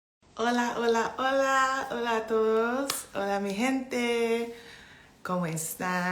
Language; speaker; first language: Spanish; non-native, learner; English